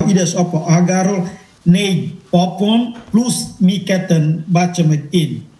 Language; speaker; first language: Hungarian; non-native, fluent; Indonesian